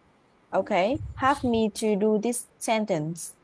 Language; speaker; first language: English; non-native, learner; Vietnamese